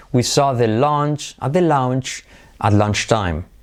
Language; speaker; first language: English; non-native, fluent; Spanish